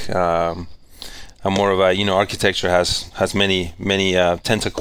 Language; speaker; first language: English; non-native, fluent; Spanish